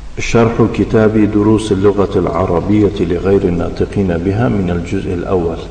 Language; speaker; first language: Arabic; non-native, fluent; Tajik